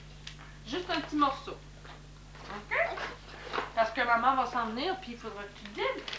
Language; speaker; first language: French; native; French